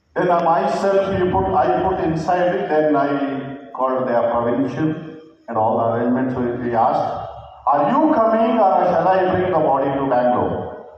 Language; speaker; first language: English; non-native, local second language; Kannada